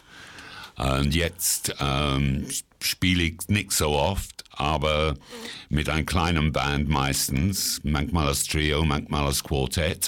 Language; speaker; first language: German; non-native, fluent; English